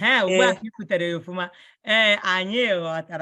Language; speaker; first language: Igbo; early bilingual, heritage; Igbo